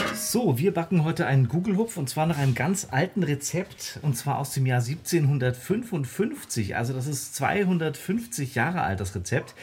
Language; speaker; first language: German; native; German